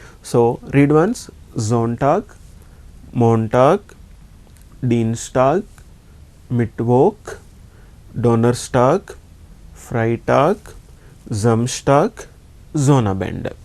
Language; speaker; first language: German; non-native, learner; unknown